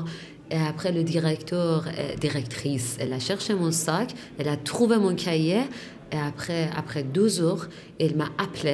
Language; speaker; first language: French; non-native, fluent; Persian